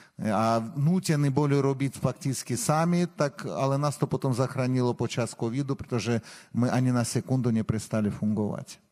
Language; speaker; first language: Slovak; non-native, fluent; Armenian